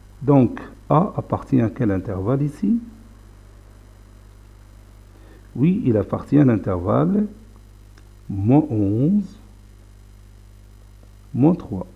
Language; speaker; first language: French; non-native, local second language; Arabic